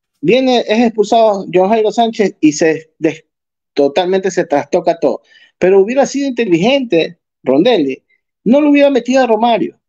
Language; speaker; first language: Spanish; native; Spanish